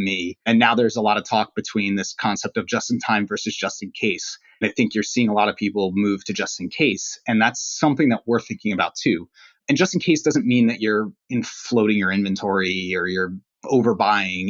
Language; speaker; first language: English; native; English